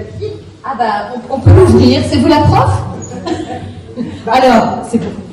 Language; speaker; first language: French; native; French